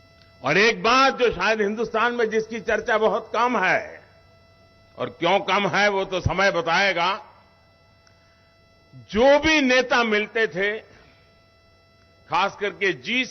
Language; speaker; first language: Hindi; non-native, local second language; Gujarati